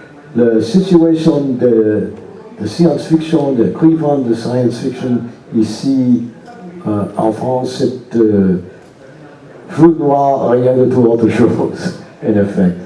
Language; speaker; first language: French; non-native, learner; English